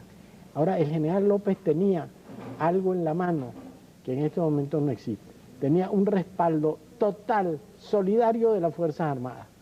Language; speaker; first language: Spanish; native; Spanish